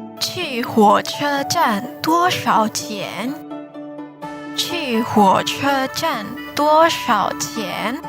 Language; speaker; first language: Chinese; non-native, fluent; Indonesian